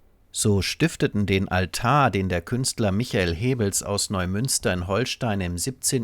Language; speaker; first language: German; native; German